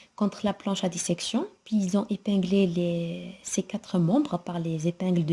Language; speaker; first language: French; non-native, local second language; Arabic